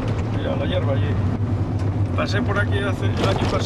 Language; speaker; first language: Spanish; native; Spanish